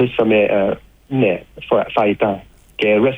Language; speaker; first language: Greek; early bilingual, heritage; Greek